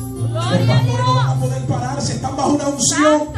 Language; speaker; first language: Spanish; native; Spanish